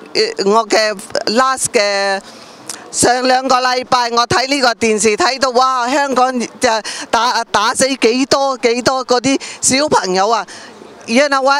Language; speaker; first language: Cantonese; non-native, learner; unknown